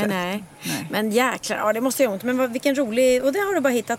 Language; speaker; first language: Swedish; native; Swedish